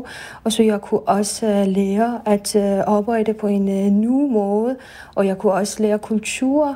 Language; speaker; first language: Danish; non-native, fluent; Persian